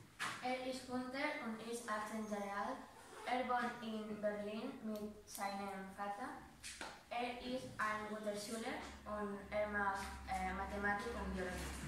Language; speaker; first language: German; non-native, learner; Catalan